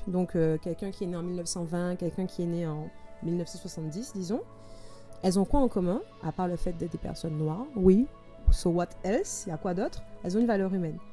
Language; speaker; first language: French; native; French